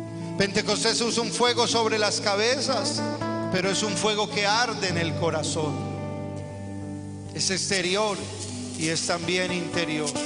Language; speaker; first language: Spanish; native; Spanish